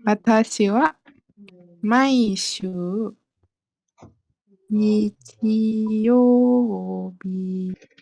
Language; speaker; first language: Japanese; non-native, fluent; Malay